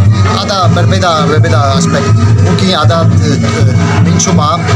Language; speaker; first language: Indonesian; non-native, learner; Italian